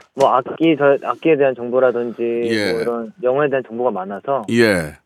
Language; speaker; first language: Korean; native; Korean